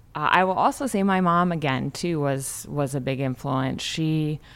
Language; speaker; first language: English; native; English